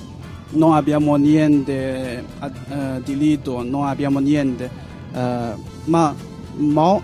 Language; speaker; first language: Italian; non-native, learner; Chinese